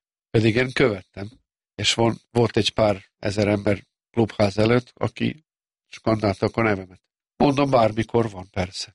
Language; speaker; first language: Hungarian; non-native, local second language; Serbian